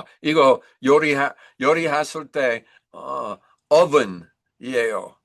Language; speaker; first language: Korean; non-native, learner; English